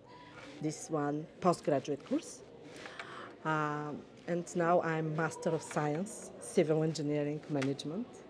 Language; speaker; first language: English; non-native, learner; Bulgarian